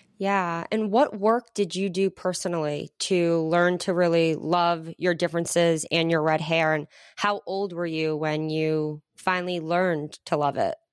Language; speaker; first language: English; native; English